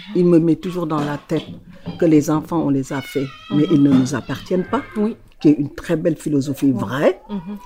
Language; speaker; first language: French; non-native, local second language; Wolof